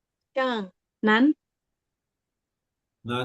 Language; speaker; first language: Chinese; non-native, learner; Indonesian